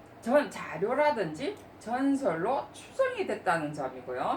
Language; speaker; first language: Korean; native; Korean